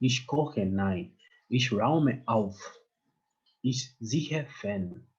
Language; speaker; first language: German; non-native, fluent; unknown